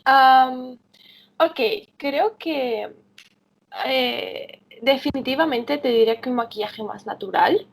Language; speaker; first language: Spanish; early bilingual, other home language; Romanian